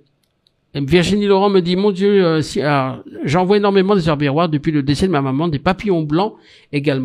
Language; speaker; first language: French; native; French